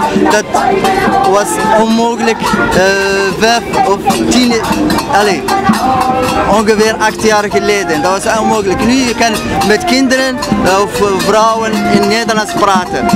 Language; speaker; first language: Dutch; non-native, learner; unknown